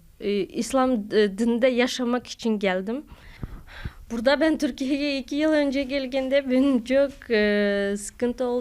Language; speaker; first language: Turkish; non-native, learner; Kazakh